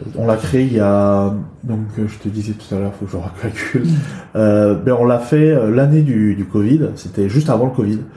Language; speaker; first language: French; early bilingual, other home language; Chinese